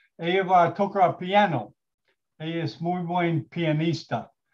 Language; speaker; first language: Spanish; non-native, learner; English